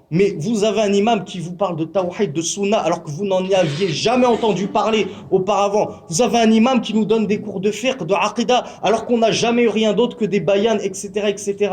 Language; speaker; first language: French; native; French